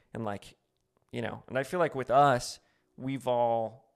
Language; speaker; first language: English; native; English